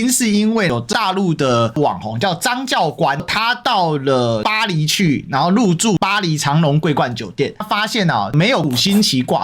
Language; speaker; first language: Chinese; native; Chinese